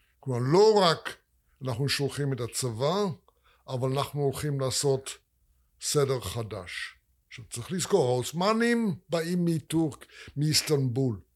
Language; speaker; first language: Hebrew; non-native, fluent; English